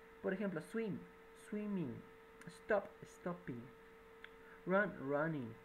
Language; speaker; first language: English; non-native, fluent; Spanish